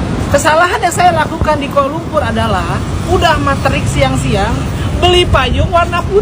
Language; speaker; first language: Indonesian; native; Indonesian